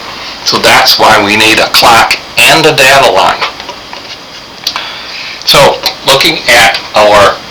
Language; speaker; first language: English; native; English